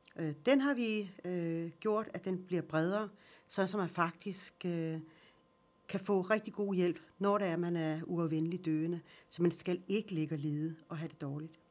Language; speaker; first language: Danish; early bilingual, other home language; Swedish